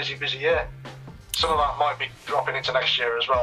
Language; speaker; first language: English; native; English